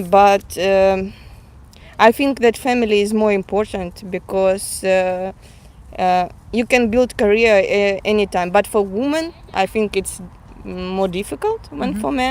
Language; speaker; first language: English; non-native, fluent; Russian